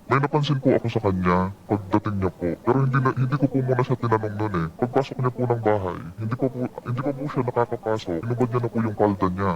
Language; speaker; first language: Filipino; native; Filipino